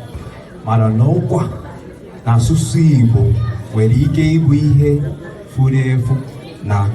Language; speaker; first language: Igbo; early bilingual, heritage; Igbo